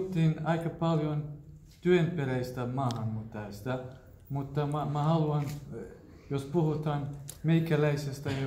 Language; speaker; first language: Finnish; non-native, fluent; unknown